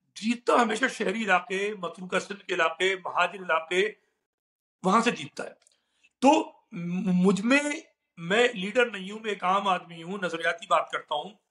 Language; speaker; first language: Urdu; native; Urdu